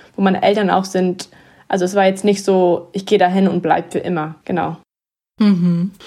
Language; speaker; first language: German; early bilingual, heritage; English